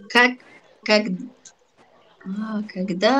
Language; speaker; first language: Russian; non-native, learner; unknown